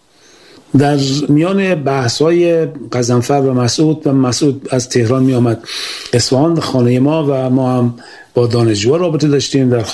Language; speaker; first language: Persian; native; Persian